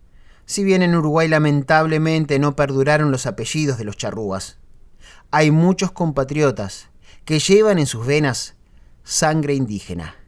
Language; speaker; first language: Spanish; native; Spanish